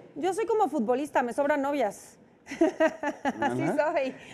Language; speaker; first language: Spanish; native; Spanish